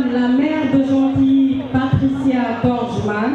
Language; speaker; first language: French; non-native, local second language; Jola-Fonyi